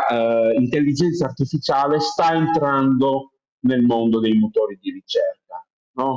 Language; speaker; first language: Italian; native; Italian